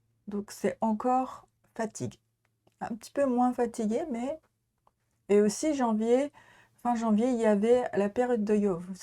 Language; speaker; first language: French; non-native, learner; Japanese